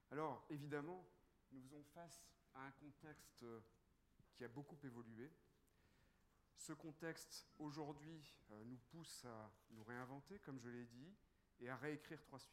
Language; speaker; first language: French; native; French